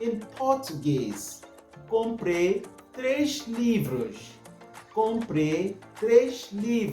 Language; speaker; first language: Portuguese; non-native, fluent; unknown